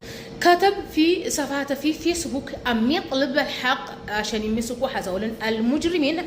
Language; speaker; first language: Arabic; non-native, fluent; Amharic